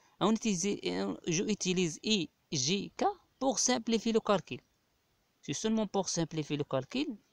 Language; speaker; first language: French; non-native, local second language; Arabic